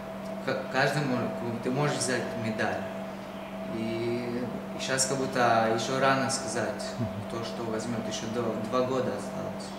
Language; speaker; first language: Russian; early bilingual, heritage; Hebrew